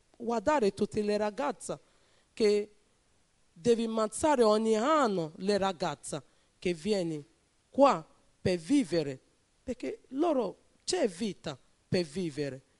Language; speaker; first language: Italian; non-native, learner; Bini